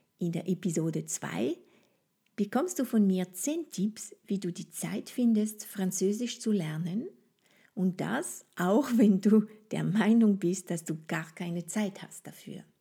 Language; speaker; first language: German; non-native, fluent; French